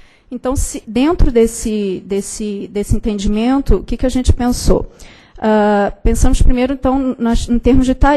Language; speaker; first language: Portuguese; native; Portuguese